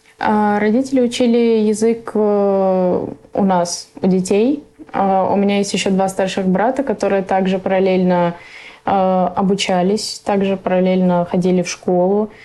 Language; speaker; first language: Russian; early bilingual, other home language; Persian